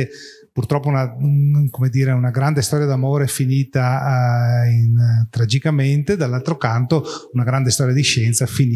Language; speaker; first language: Italian; native; Italian